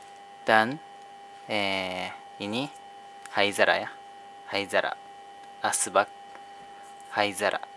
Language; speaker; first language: Indonesian; non-native, learner; Japanese